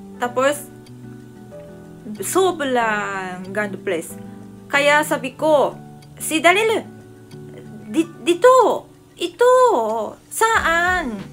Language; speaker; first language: Filipino; non-native, learner; Japanese